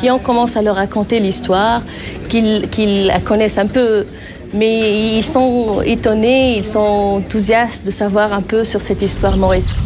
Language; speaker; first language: French; non-native, local second language; Arabic